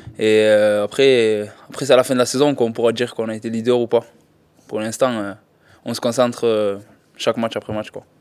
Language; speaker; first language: French; native; French